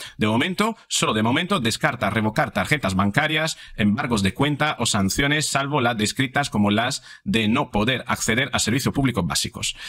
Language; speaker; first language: Spanish; non-native, fluent; Italian